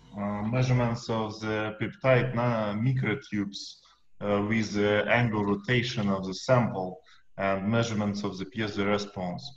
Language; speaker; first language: English; non-native, learner; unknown